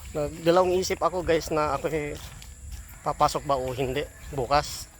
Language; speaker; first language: Filipino; non-native, local second language; Cebuano